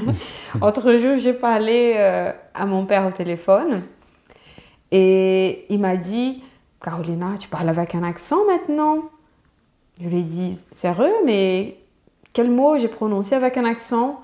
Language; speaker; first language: French; non-native, fluent; Portuguese